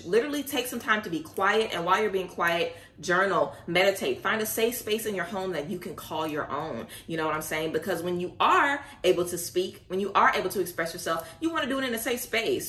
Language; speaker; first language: English; native; English